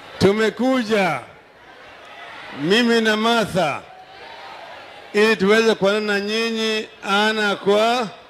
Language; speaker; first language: Swahili; non-native, local second language; Luo (Kenya and Tanzania)